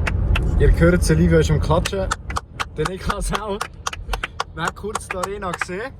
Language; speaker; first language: German; native; German